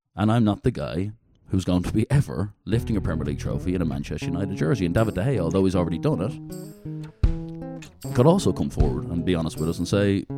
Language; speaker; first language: English; native; English